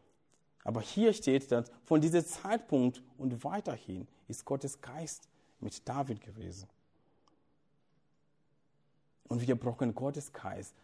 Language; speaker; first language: German; non-native, fluent; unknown